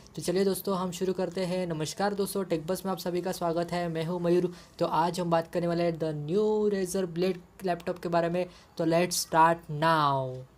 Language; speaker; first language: Hindi; non-native, local second language; Marathi